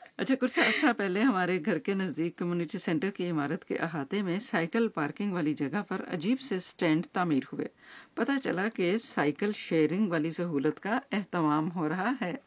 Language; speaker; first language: Urdu; native; Urdu